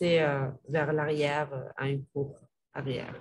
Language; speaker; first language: French; non-native, local second language; Arabic